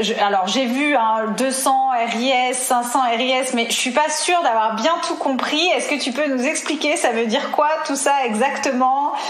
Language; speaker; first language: French; native; French